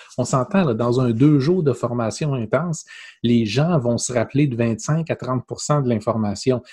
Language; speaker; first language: French; native; French